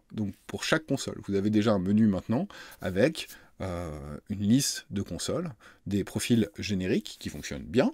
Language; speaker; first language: French; native; French